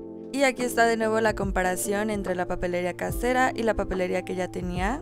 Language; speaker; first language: Spanish; native; Spanish